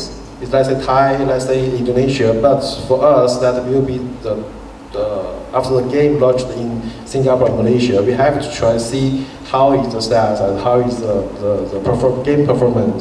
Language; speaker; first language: English; non-native, fluent; Chinese